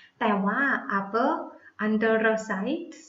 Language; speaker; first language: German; non-native, learner; Thai